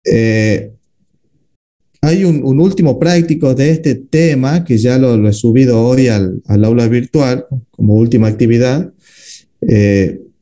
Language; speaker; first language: Spanish; native; Spanish